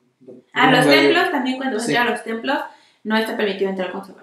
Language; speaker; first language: Spanish; native; Spanish